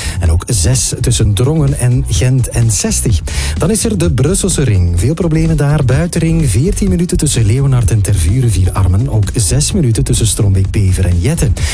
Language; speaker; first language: Dutch; native; Dutch